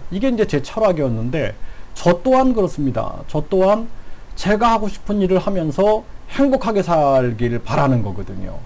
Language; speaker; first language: Korean; native; Korean